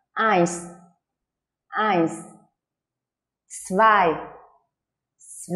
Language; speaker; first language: German; non-native, learner; Vietnamese